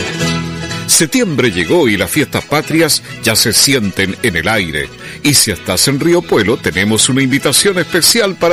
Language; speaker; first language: Spanish; native; Spanish